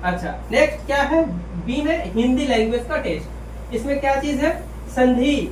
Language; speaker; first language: Hindi; non-native, local second language; Bangla